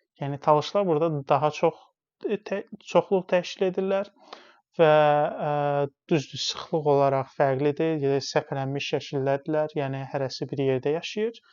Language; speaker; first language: Azerbaijani; non-native, local second language; Talysh